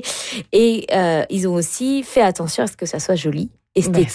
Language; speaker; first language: French; native; French